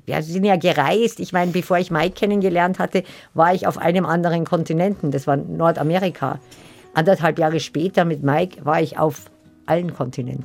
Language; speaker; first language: German; native; German